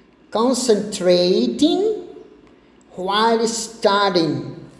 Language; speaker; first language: English; non-native, fluent; Portuguese